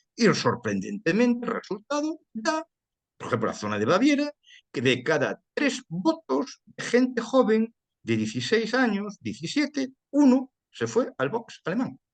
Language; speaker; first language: Spanish; early bilingual, heritage; Spanish